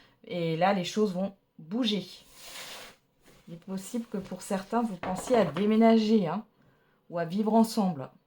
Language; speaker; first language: French; native; French